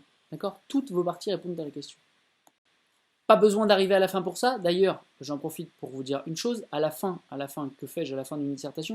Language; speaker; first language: French; native; French